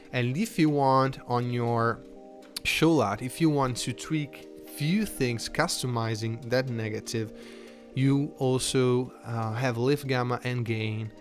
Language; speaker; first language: English; non-native, fluent; Italian